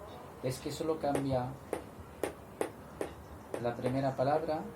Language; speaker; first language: Spanish; non-native, fluent; Arabic